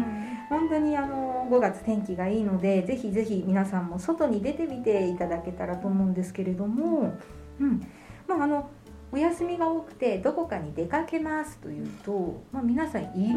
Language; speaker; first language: Japanese; native; Japanese